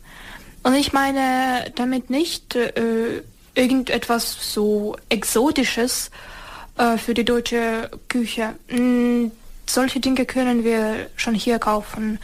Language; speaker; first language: German; non-native, fluent; Ukrainian